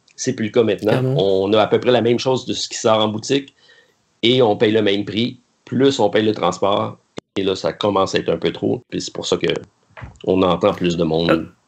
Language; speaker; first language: French; native; French